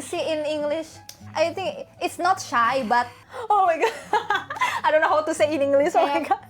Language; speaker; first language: English; non-native, learner; Indonesian